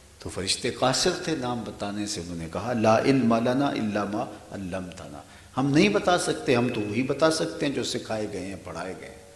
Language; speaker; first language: Urdu; non-native, local second language; Punjabi